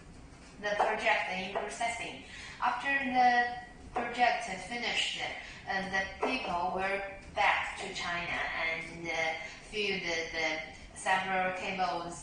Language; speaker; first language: English; non-native, learner; Chinese